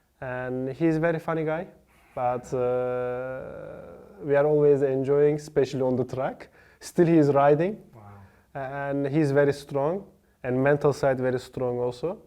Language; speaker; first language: English; non-native, learner; Turkish